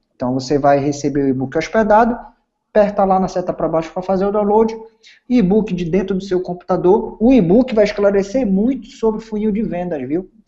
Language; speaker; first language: Portuguese; native; Portuguese